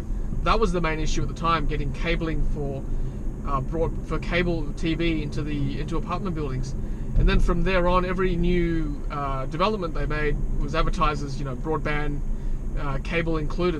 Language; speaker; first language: English; native; English